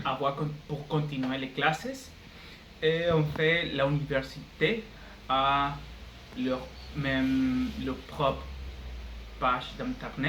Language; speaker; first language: French; non-native, learner; Spanish